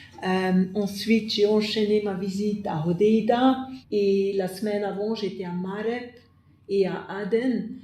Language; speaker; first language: French; non-native, fluent; German